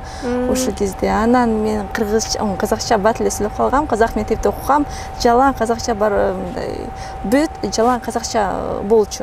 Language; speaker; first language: Kyrgyz; early bilingual, other home language; Russian